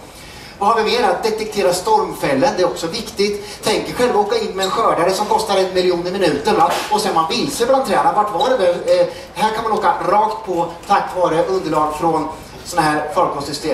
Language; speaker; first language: Swedish; native; Swedish